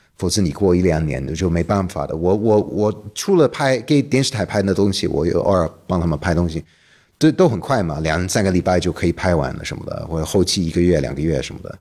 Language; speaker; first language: Chinese; non-native, fluent; English